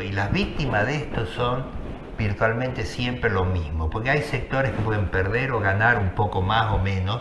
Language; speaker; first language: Spanish; native; Spanish